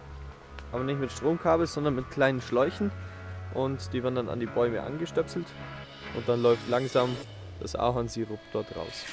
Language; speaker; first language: German; native; German